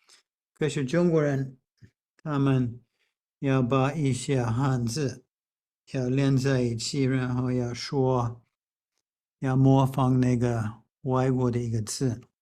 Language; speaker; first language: Chinese; non-native, fluent; English